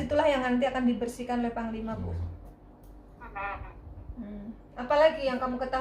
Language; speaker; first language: Indonesian; native; Indonesian